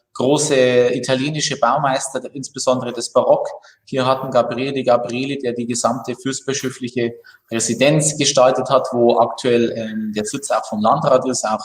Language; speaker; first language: German; native; German